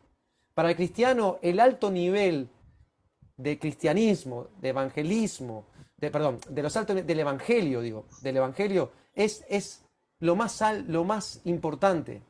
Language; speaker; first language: Spanish; native; Spanish